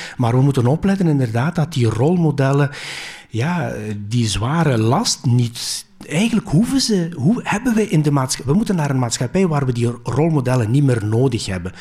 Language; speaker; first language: Dutch; early bilingual, other home language; Greek